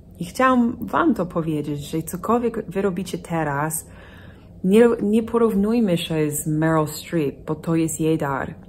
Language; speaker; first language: Polish; non-native, fluent; English